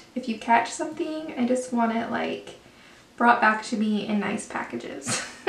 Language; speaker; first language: English; native; English